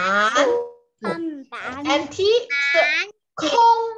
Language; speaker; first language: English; non-native, local second language; Chinese